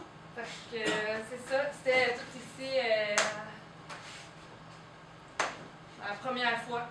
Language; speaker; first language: French; native; French